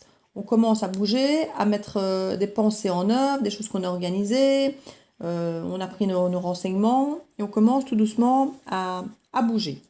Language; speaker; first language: French; native; French